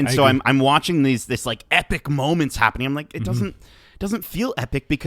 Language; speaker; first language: English; native; English